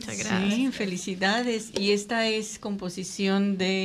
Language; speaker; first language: Spanish; native; Spanish